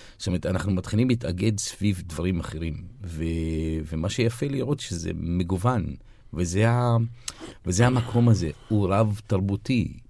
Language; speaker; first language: Hebrew; non-native, local second language; Arabic